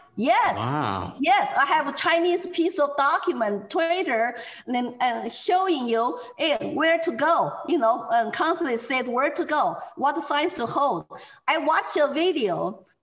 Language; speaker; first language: English; non-native, fluent; Chinese